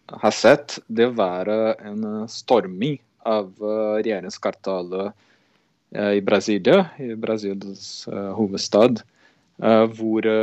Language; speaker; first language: Norwegian; non-native, fluent; Portuguese